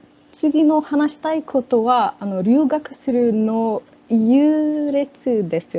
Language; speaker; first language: Japanese; non-native, fluent; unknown